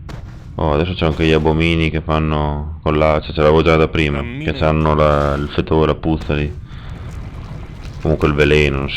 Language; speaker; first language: Italian; native; Italian